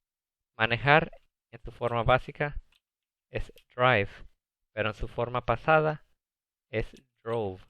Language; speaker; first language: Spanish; early bilingual, other home language; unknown